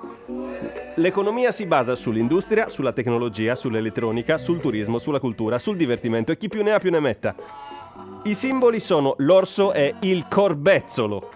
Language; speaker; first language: Italian; native; Italian